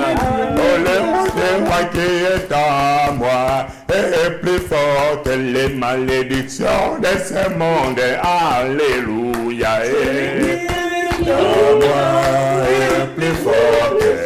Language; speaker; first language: French; non-native, local second language; Lingala